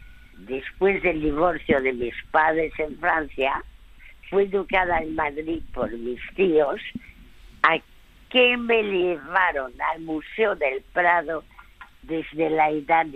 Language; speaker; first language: Spanish; early bilingual, other home language; French